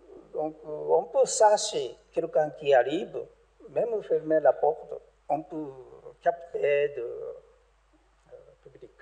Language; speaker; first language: French; non-native, learner; Japanese